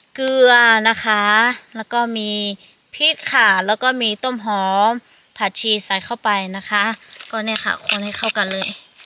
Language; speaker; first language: Thai; non-native, local second language; Lahu